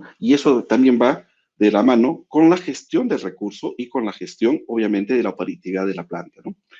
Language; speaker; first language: Spanish; native; Spanish